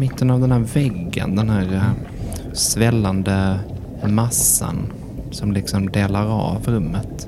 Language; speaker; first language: Swedish; native; Swedish